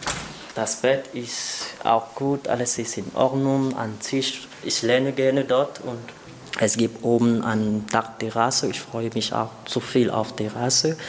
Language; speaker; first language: German; non-native, learner; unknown